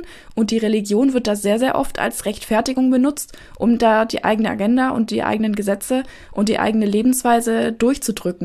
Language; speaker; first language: German; native; German